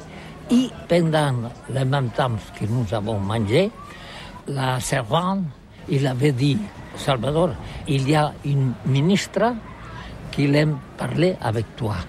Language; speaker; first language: French; non-native, learner; Catalan